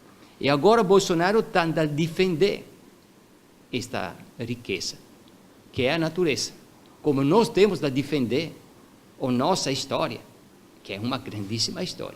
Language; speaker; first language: Portuguese; non-native, fluent; Italian